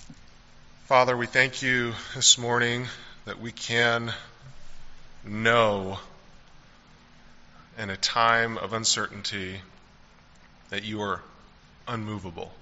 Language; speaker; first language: English; native; English